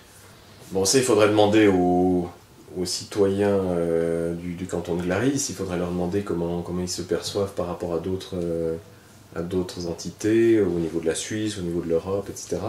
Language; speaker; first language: French; native; French